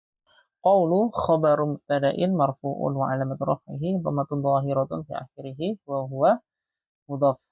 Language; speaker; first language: Arabic; non-native, fluent; Indonesian